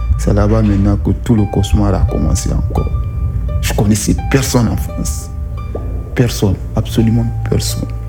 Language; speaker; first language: French; non-native, local second language; Susu